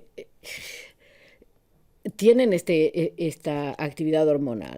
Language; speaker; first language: Spanish; native; Spanish